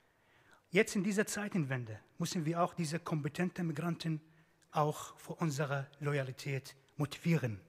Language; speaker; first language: German; non-native, fluent; Arabic